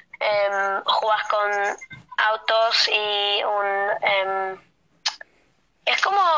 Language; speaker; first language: Spanish; early bilingual, heritage; Spanish